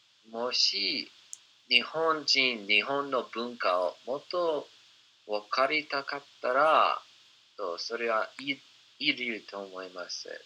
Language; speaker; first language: Japanese; non-native, fluent; English